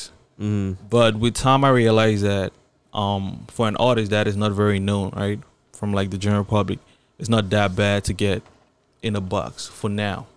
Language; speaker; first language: English; non-native, local second language; French